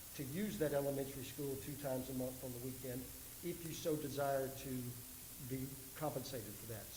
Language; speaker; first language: English; native; English